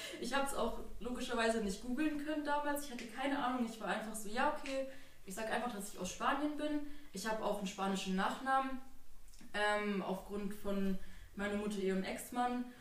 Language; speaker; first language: German; native; German